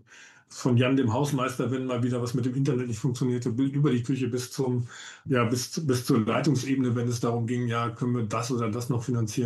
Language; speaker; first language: German; native; German